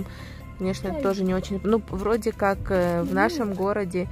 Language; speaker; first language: Russian; native; Russian